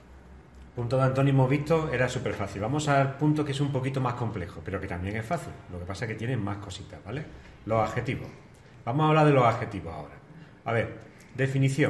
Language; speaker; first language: Spanish; native; Spanish